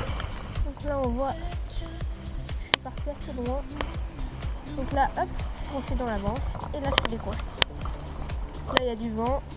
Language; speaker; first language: French; native; French